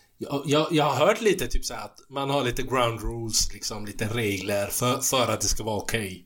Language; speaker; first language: Swedish; early bilingual, other home language; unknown